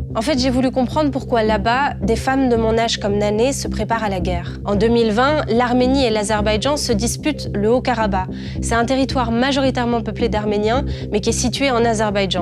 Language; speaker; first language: French; native; French